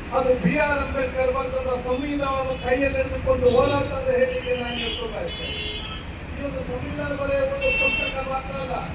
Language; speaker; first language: Kannada; non-native, local second language; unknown